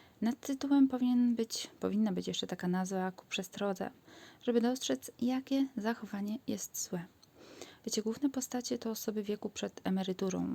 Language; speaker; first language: Polish; native; Polish